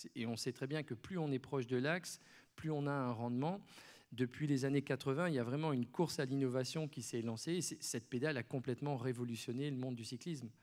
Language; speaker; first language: French; native; French